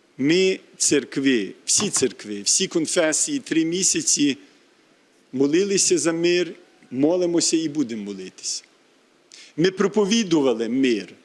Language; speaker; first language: Ukrainian; early bilingual, heritage; Ukrainian